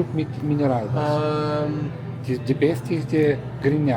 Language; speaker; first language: German; early bilingual, heritage; Portuguese